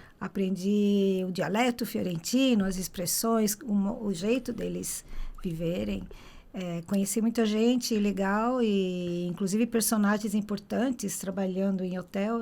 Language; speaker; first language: Portuguese; early bilingual, other home language; Italian